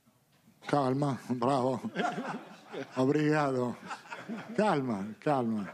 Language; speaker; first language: Portuguese; non-native, fluent; Italian